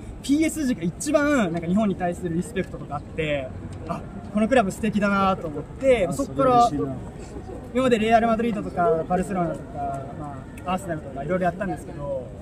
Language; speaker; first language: Japanese; native; Japanese